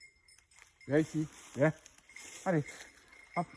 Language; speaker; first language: French; native; French